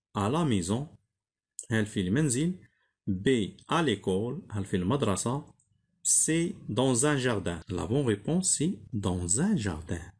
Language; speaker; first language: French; non-native, local second language; Arabic